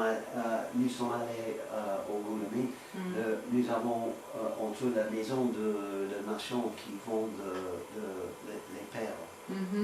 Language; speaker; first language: French; non-native, learner; Swedish